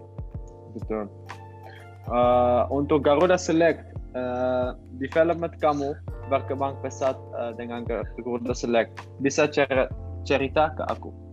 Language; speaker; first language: Indonesian; non-native, learner; Dutch